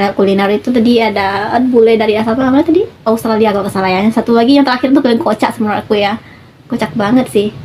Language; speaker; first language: Indonesian; native; Indonesian